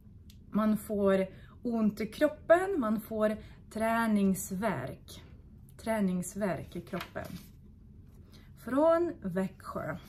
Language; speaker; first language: Swedish; non-native, fluent; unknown